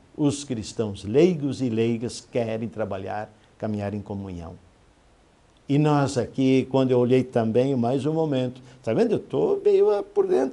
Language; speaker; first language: Portuguese; native; Portuguese